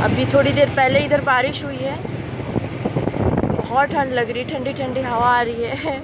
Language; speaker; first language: Hindi; native; Hindi